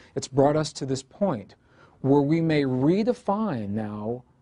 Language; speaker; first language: English; native; English